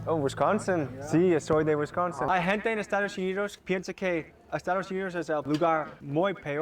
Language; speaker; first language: Spanish; non-native, learner; English